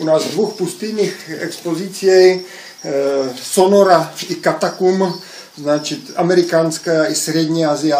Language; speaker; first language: Russian; non-native, fluent; Czech